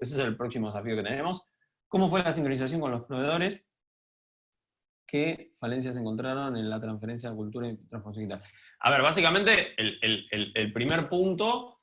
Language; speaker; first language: Spanish; native; Spanish